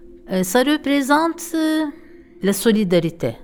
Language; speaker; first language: French; non-native, fluent; Turkish